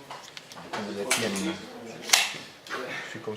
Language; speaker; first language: French; non-native, learner; Italian